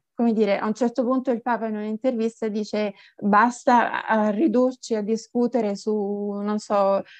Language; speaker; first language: Italian; native; Italian